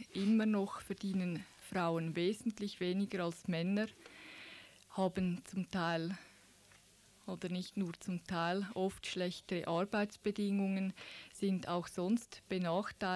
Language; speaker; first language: German; native; German